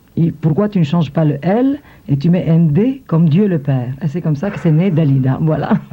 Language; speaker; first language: French; non-native, fluent; Italian